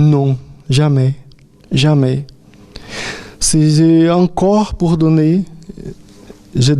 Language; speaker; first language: French; non-native, fluent; Portuguese